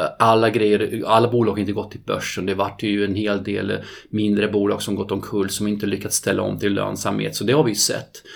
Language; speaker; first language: Swedish; non-native, fluent; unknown